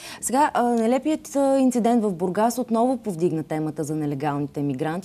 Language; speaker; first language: Bulgarian; native; Bulgarian